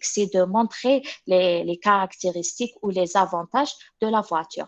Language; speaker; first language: French; non-native, local second language; Arabic